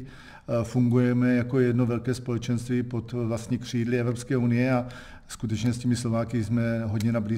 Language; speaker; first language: Czech; native; Czech